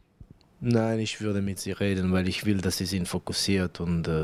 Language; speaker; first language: German; non-native, fluent; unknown